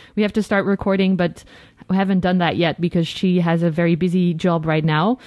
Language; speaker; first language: English; non-native, fluent; Dutch